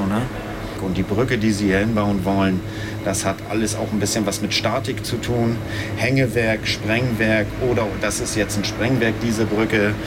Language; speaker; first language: German; native; German